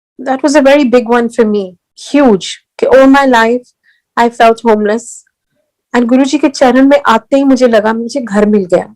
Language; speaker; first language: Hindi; early bilingual, heritage; Hindi